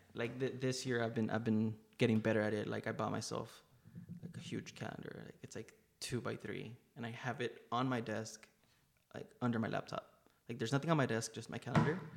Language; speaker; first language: English; native; English